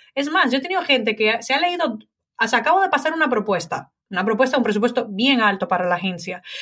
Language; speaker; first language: Spanish; native; Spanish